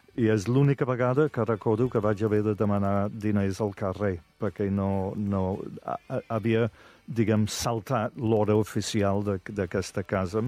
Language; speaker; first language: Catalan; non-native, fluent; English